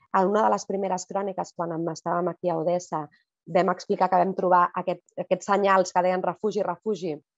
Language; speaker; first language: Catalan; native; Catalan